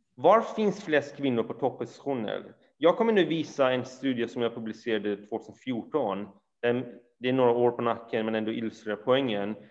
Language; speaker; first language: Swedish; early bilingual, other home language; Persian